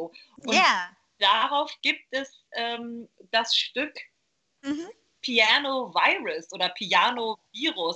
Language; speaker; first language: German; native; German